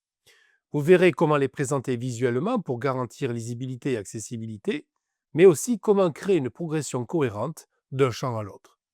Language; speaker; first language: French; native; French